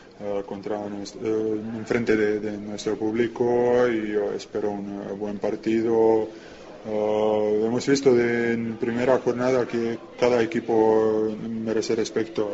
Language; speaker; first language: Spanish; non-native, learner; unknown